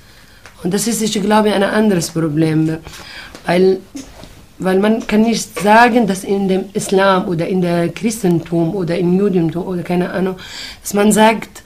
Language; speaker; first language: German; non-native, fluent; Arabic